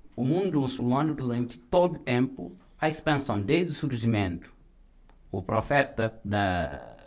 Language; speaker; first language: Portuguese; non-native, fluent; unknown